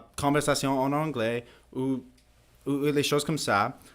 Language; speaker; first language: French; non-native, learner; English